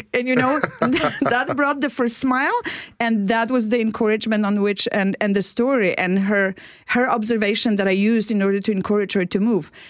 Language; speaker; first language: English; non-native, fluent; Polish